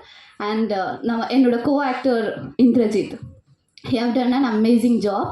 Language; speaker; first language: Tamil; non-native, learner; Malayalam